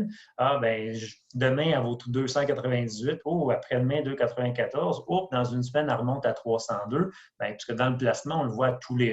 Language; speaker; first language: French; native; French